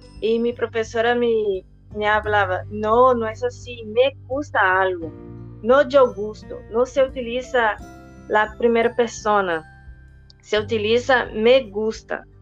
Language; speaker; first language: Spanish; non-native, fluent; Portuguese